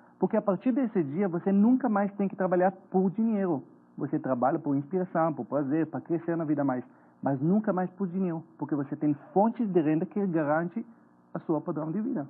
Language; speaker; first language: Portuguese; non-native, fluent; Hebrew